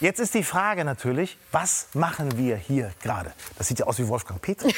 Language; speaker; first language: German; native; German